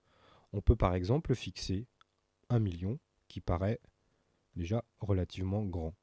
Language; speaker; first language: French; native; French